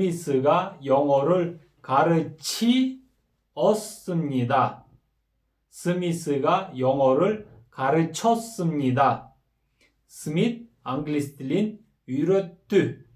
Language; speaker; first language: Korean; non-native, fluent; Kyrgyz